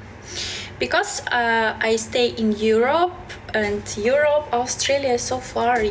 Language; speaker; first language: English; non-native, learner; Belarusian